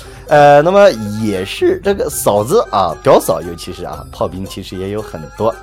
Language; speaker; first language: Chinese; native; Chinese